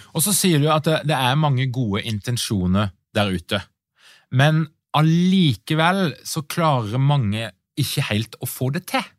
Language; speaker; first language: Norwegian; native; Norwegian